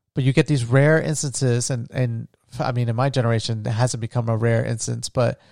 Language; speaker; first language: English; early bilingual, other home language; Spanish